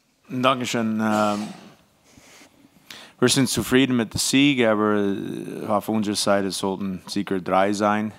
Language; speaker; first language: German; non-native, fluent; English